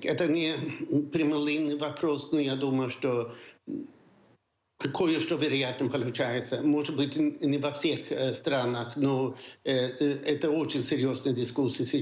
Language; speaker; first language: Russian; non-native, fluent; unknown